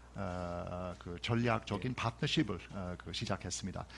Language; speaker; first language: Korean; non-native, fluent; English